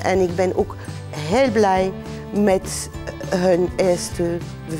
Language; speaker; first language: Dutch; non-native, fluent; French